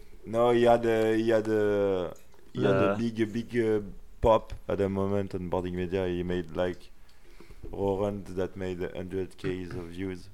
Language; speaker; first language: English; non-native, fluent; French